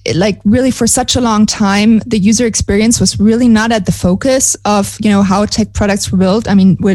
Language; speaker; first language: English; non-native, fluent; German